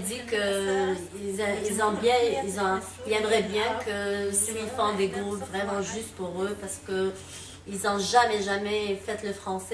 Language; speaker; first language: French; non-native, local second language; Arabic